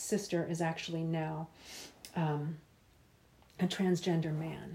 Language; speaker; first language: English; native; English